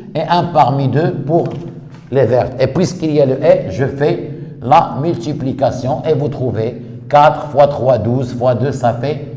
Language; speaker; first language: French; non-native, local second language; Arabic